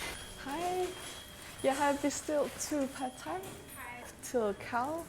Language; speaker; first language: Danish; non-native, learner; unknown